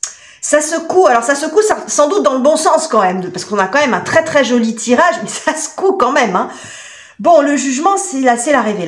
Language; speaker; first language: French; native; French